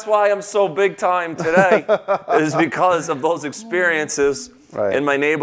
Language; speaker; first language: English; native; English